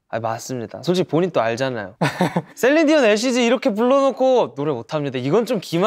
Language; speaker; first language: Korean; native; Korean